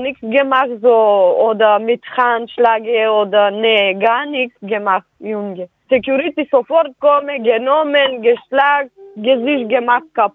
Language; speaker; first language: German; non-native, learner; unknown